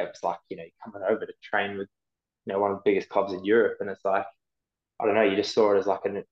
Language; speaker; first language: English; native; English